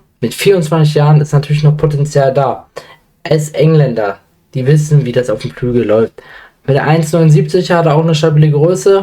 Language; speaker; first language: German; native; German